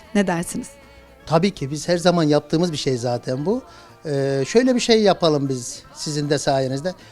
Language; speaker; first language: Turkish; native; Turkish